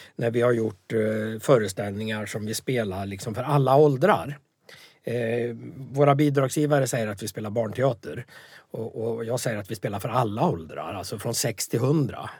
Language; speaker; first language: Swedish; native; Swedish